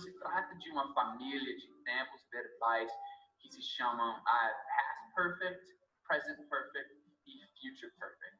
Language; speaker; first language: Portuguese; non-native, fluent; English